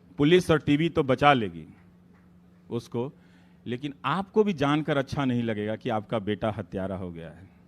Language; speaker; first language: Hindi; native; Hindi